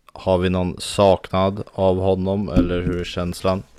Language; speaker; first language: Swedish; native; Swedish